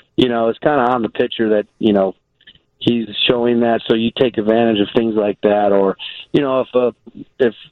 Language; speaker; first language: English; native; English